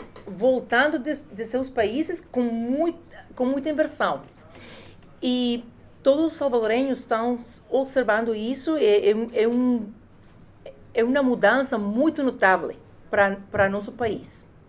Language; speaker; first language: Portuguese; non-native, fluent; Spanish